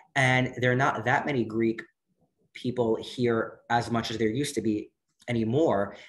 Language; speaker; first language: English; native; English